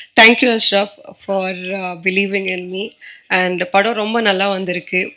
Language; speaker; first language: Tamil; non-native, learner; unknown